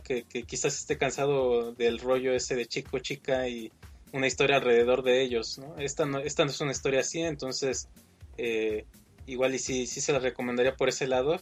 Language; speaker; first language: Spanish; native; Spanish